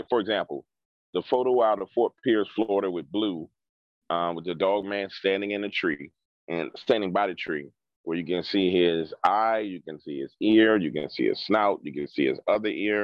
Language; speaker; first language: English; native; English